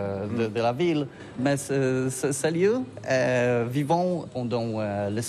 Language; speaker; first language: French; non-native, learner; Polish